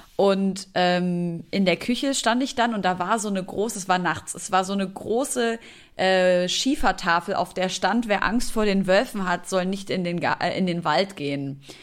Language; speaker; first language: German; early bilingual, other home language; Arabic